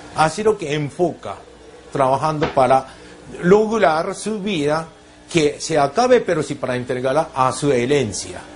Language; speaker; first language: Spanish; non-native, fluent; Japanese